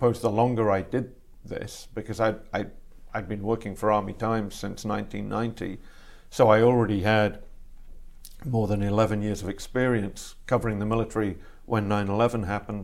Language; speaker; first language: English; native; English